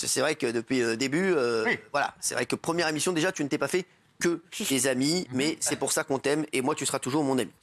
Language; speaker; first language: French; native; French